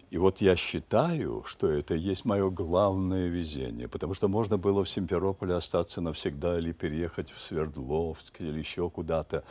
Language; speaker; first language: Russian; native; Russian